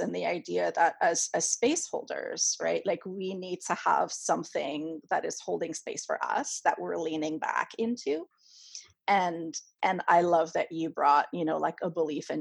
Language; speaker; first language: English; non-native, fluent; French